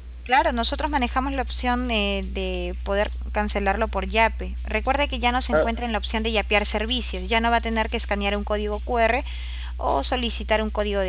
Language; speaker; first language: Spanish; native; Spanish